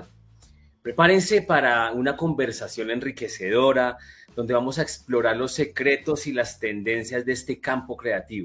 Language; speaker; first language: Spanish; native; Spanish